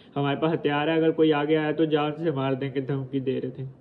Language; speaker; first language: Hindi; native; Hindi